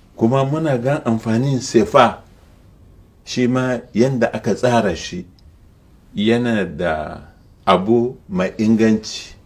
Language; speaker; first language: Hausa; non-native, local second language; Arabic